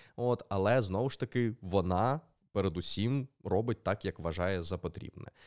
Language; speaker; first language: Ukrainian; native; Ukrainian